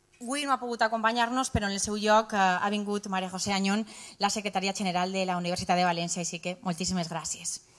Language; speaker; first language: Catalan; native; Catalan